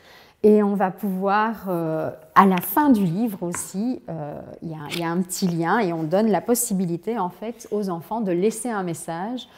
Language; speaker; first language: French; native; French